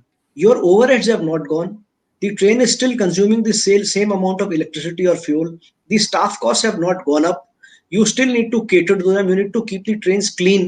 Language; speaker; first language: English; non-native, local second language; Hindi